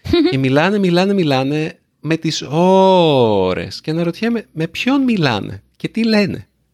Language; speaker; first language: Greek; native; Greek